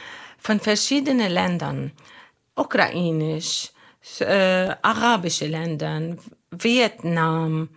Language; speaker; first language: German; non-native, learner; Arabic